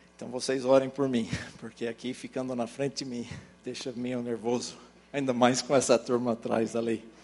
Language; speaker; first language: Portuguese; early bilingual, other home language; English